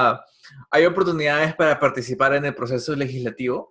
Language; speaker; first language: Spanish; non-native, fluent; English